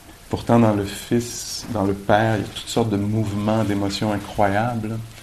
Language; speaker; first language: French; native; French